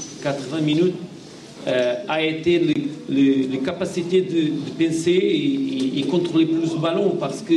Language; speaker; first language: French; non-native, learner; Portuguese